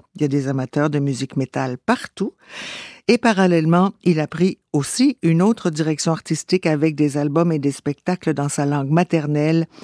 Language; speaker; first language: French; native; French